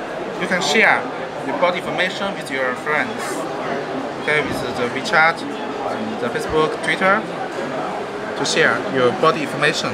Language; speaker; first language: English; non-native, learner; Chinese